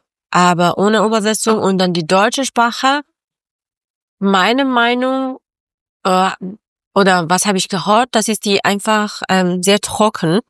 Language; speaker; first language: German; non-native, learner; Persian